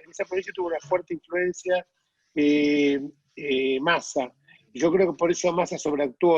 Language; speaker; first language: Spanish; native; Spanish